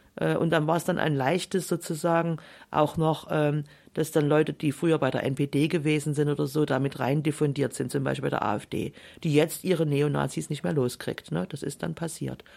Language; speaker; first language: German; native; German